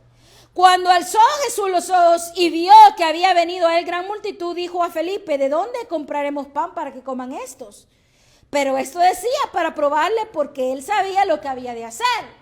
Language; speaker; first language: Spanish; native; Spanish